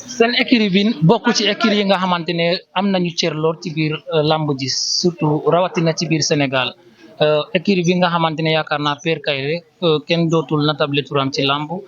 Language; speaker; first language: Wolof; native; Wolof